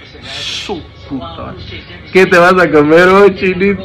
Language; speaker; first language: Spanish; early bilingual, heritage; Spanish